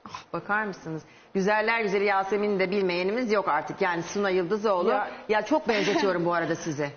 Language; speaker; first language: Turkish; native; Turkish